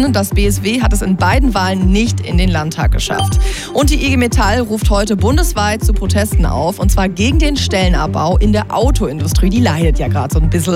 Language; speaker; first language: German; native; German